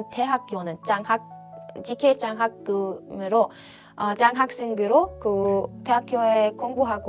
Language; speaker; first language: Korean; non-native, fluent; Persian